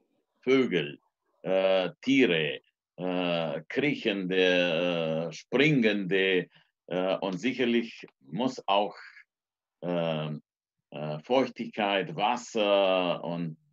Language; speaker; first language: German; non-native, fluent; Romanian